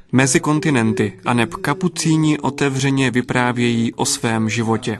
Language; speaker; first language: Czech; native; Czech